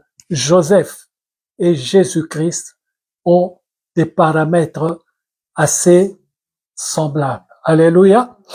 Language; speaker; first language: French; non-native, local second language; Lingala